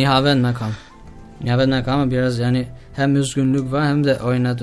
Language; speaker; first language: Turkish; non-native, learner; Albanian